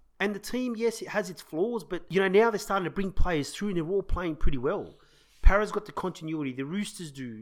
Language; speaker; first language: English; native; English